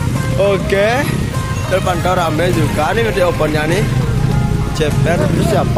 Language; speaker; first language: Indonesian; native; Indonesian